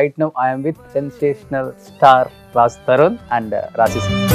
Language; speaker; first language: Telugu; native; Telugu